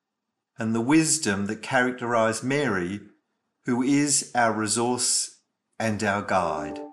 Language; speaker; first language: English; native; English